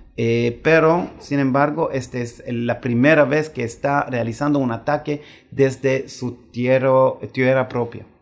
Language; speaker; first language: Spanish; non-native, fluent; Hebrew